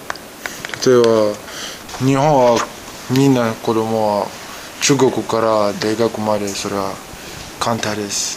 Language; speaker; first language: Japanese; non-native, learner; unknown